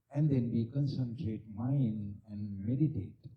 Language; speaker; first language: English; non-native, local second language; Sinhala